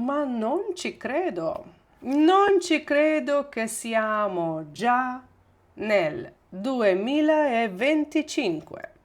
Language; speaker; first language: Italian; non-native, fluent; Ukrainian